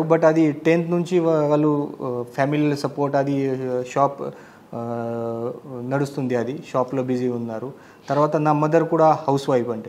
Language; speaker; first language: Telugu; non-native, learner; Marathi